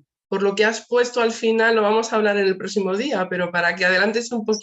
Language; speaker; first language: Spanish; native; Spanish